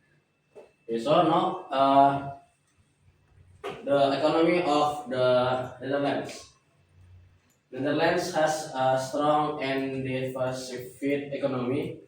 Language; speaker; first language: English; non-native, learner; Indonesian